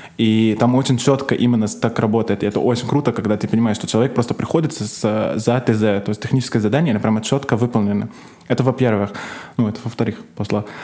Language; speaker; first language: Russian; non-native, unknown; Arabic